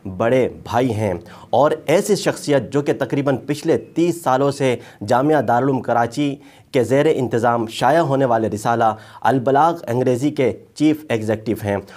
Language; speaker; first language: Urdu; native; Urdu